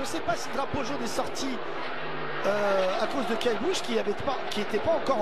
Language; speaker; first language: French; native; French